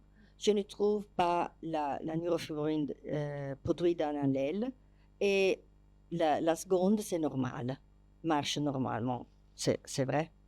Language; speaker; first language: French; non-native, learner; Italian